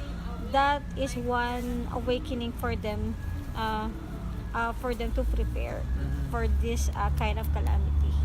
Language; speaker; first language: English; non-native, learner; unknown